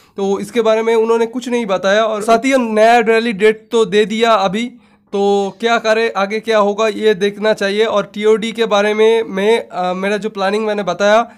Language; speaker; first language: Hindi; non-native, local second language; Bangla